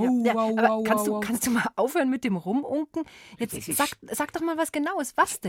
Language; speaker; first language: German; native; German